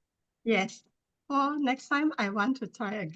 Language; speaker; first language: English; non-native, learner; Thai